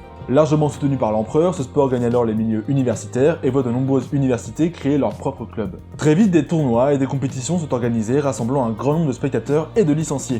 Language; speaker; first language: French; native; French